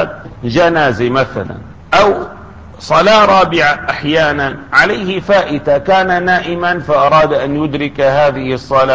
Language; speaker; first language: Arabic; native; Arabic